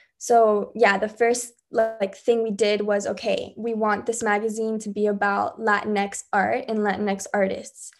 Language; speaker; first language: English; early bilingual, other home language; Spanish